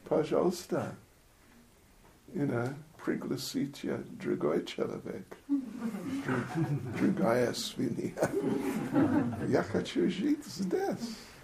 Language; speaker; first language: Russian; non-native, fluent; English